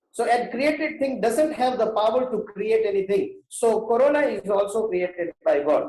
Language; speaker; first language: English; non-native, local second language; Hindi